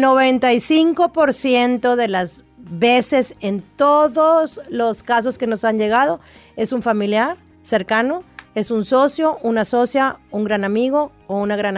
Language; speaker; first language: Spanish; native; Spanish